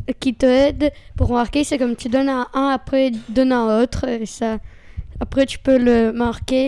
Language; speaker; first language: French; non-native, learner; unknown